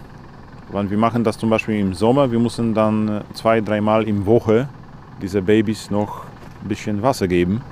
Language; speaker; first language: German; non-native, learner; Polish